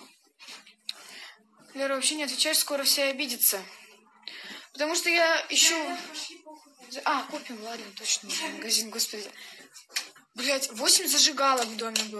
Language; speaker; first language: Russian; native; Russian